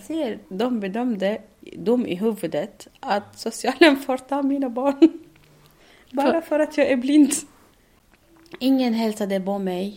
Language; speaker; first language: Swedish; non-native, learner; Arabic